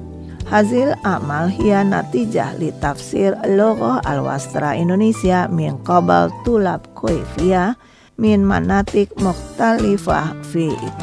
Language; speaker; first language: Arabic; non-native, fluent; Indonesian